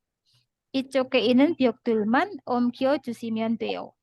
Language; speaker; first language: Korean; non-native, learner; Indonesian